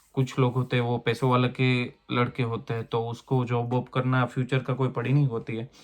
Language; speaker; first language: Hindi; non-native, local second language; Gujarati